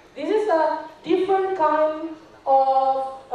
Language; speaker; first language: English; non-native, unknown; Indonesian